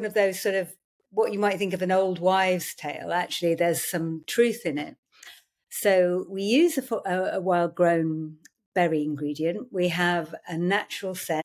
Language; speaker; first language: English; native; English